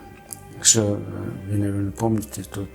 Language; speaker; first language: Russian; non-native, fluent; Mongolian